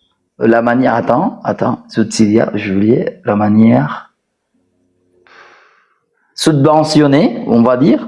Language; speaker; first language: French; non-native, fluent; Spanish